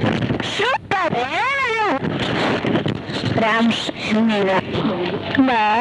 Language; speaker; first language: Russian; native; Russian